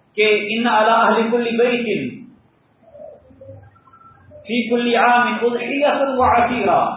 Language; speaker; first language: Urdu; non-native, local second language; Punjabi